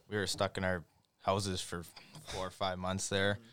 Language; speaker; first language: English; native; English